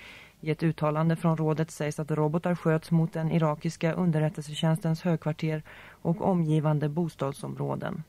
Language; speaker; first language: Swedish; native; Swedish